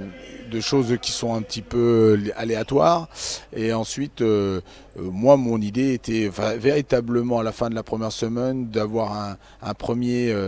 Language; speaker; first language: French; native; French